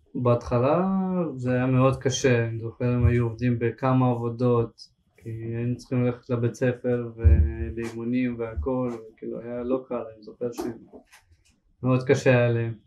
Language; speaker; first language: Hebrew; early bilingual, other home language; Ukrainian